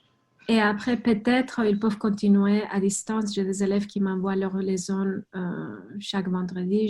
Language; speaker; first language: French; non-native, fluent; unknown